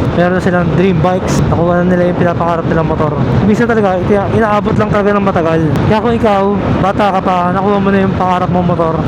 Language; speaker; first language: Filipino; native; Filipino